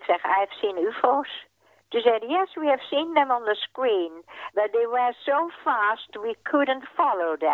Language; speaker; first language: English; non-native, fluent; Dutch